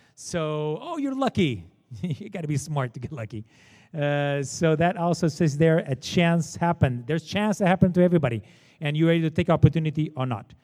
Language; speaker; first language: English; non-native, fluent; Portuguese